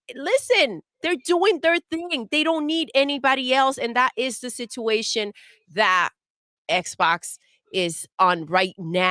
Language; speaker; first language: English; native; English